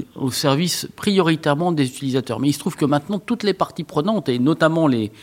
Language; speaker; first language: French; native; French